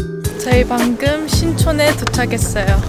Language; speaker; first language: Korean; early bilingual, heritage; English